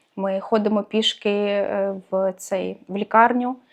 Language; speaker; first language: Ukrainian; native; Ukrainian